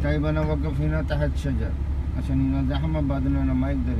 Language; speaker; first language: Arabic; non-native, learner; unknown